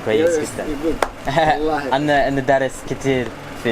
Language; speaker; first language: Arabic; non-native, learner; English